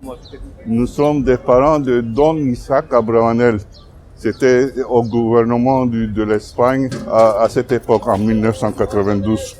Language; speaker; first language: French; non-native, fluent; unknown